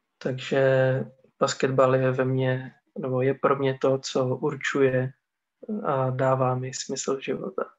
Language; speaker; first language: Czech; non-native, local second language; Romany